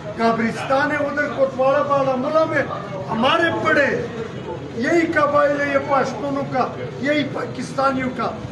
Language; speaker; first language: Urdu; non-native, local second language; Pashto